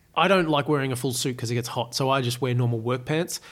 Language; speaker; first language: English; native; English